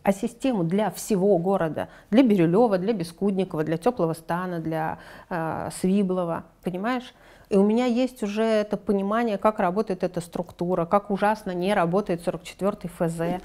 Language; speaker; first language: Russian; native; Russian